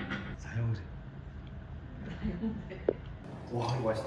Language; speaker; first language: Korean; native; Korean